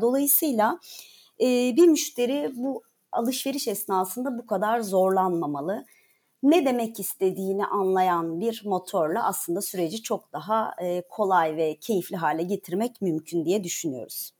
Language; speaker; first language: Turkish; native; Turkish